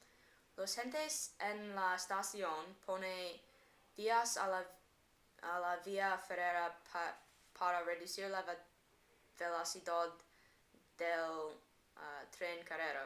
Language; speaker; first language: Spanish; non-native, learner; English